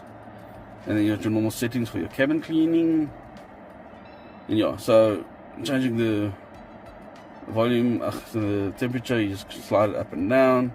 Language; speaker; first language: English; native; English